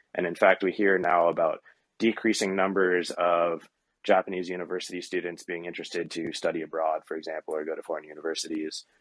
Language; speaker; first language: English; native; English